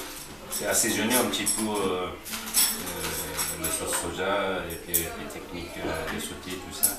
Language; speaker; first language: French; non-native, learner; Korean